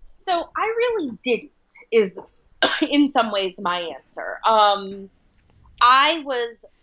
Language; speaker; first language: English; early bilingual, other home language; Hindi